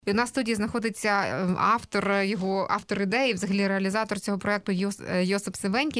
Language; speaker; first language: Ukrainian; native; Ukrainian